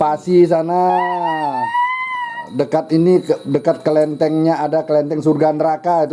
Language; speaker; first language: Indonesian; native; Indonesian